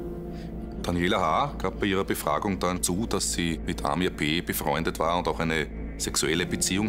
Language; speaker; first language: German; native; German